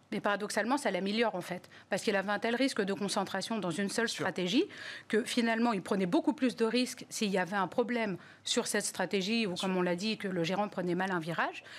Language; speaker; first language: French; native; French